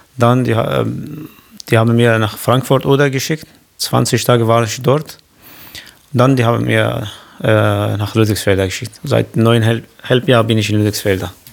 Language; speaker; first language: German; non-native, learner; Kurdish